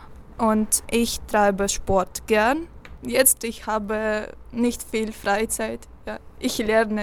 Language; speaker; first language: German; non-native, learner; Russian